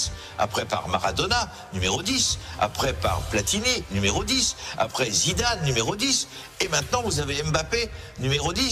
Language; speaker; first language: French; native; French